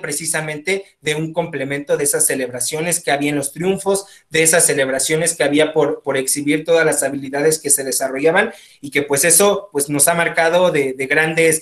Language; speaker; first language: Spanish; native; Spanish